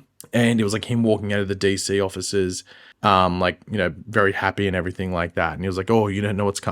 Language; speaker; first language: English; native; English